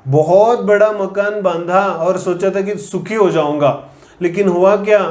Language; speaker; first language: Hindi; non-native, local second language; Kannada